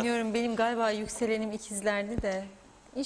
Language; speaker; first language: Turkish; native; Turkish